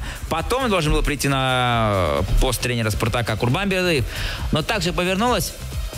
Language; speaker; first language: Russian; native; Russian